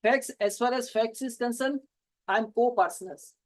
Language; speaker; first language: English; non-native, local second language; Gujarati